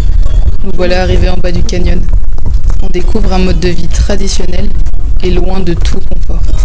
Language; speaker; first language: French; native; French